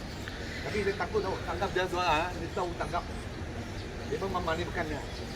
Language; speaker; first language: Indonesian; non-native, local second language; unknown